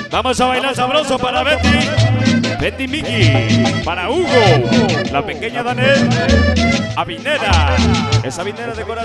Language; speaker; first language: Spanish; native; Spanish